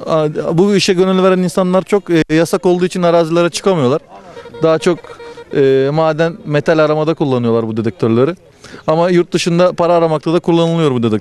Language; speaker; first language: Turkish; native; Turkish